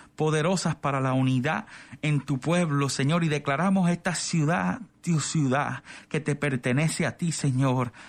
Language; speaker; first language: Spanish; native; Spanish